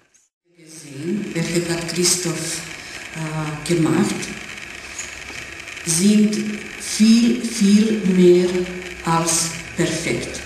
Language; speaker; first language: German; non-native, learner; Serbian